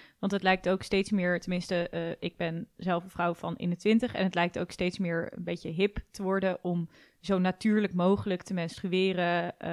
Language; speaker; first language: Dutch; native; Dutch